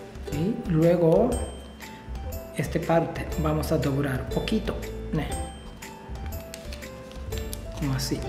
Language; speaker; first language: Spanish; non-native, learner; Japanese